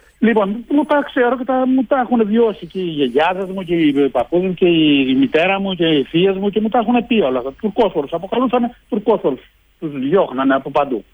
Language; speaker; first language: Greek; early bilingual, heritage; Greek